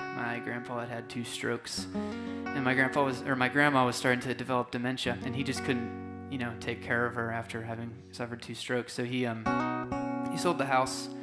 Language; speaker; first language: English; native; English